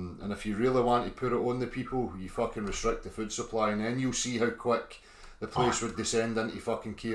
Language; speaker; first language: English; native; English